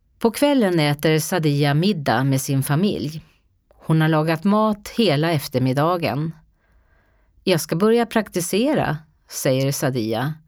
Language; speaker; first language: Swedish; native; Swedish